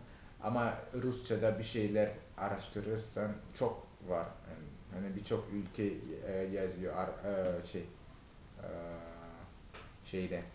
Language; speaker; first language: Turkish; non-native, fluent; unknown